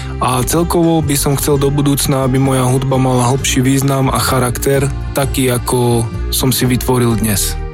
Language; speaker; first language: Slovak; non-native, local second language; Rusyn